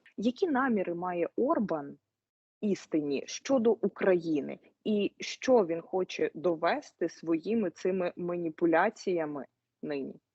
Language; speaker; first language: Ukrainian; native; Ukrainian